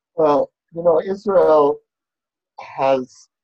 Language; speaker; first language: English; native; English